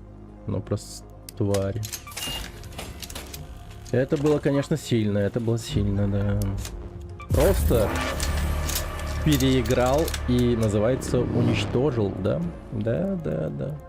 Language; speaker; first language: Russian; native; Russian